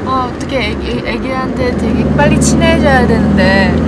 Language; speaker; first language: Korean; non-native, fluent; Chinese